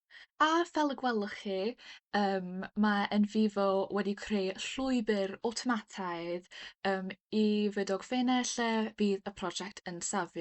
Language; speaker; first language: Welsh; non-native, local second language; English